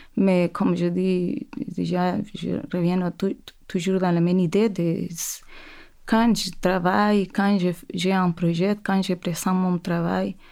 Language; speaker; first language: French; non-native, fluent; Spanish